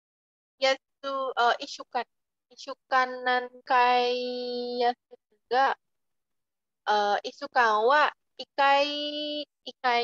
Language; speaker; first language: Japanese; non-native, learner; Indonesian